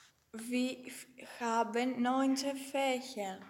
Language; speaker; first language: German; non-native, learner; Greek